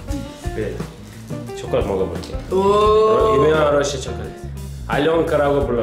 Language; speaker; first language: Korean; non-native, fluent; Russian